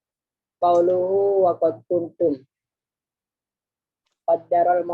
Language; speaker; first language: Arabic; non-native, fluent; Indonesian